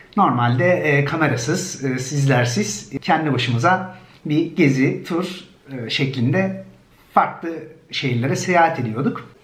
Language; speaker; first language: Turkish; native; Turkish